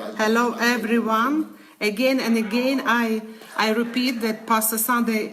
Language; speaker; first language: English; non-native, learner; Ukrainian